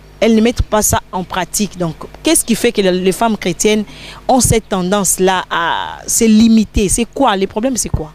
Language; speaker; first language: French; non-native, local second language; Lingala